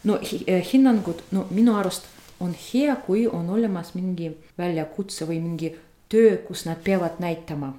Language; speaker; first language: Estonian; non-native, fluent; Russian